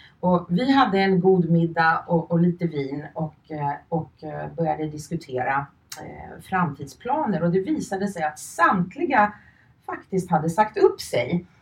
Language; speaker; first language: Swedish; early bilingual, other home language; Finnish